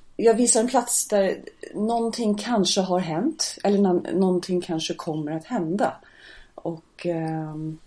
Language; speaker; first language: Swedish; non-native, fluent; English